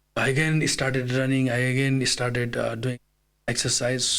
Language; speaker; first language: English; non-native, fluent; Nepali